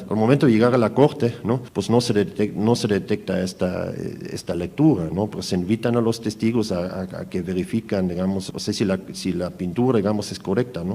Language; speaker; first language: Spanish; native; Spanish